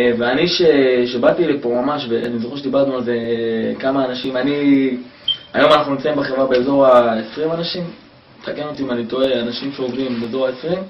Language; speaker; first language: Hebrew; native; Hebrew